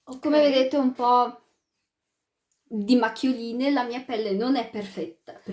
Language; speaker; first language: Italian; early bilingual, other home language; Arabic